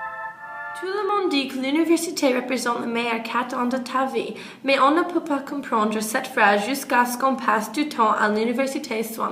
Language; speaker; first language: French; non-native, learner; English